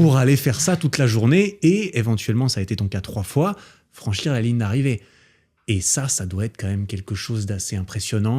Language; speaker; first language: French; native; French